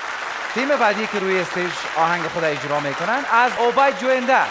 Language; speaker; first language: Persian; native; Persian